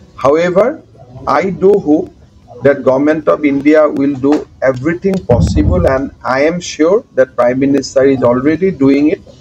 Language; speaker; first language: English; non-native, local second language; Assamese